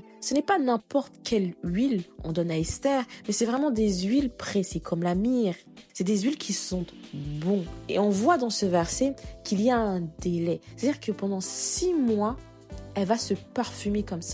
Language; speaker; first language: French; native; French